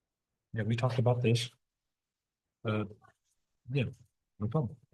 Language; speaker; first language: English; native; English